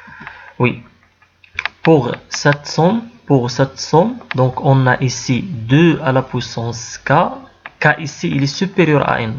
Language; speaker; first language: French; non-native, local second language; Arabic